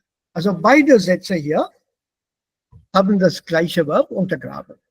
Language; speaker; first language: German; non-native, fluent; Hindi